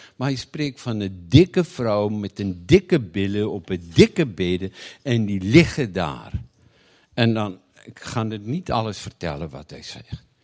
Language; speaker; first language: Dutch; non-native, fluent; Afrikaans